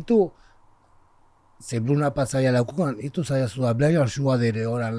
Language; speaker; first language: Indonesian; non-native, learner; Spanish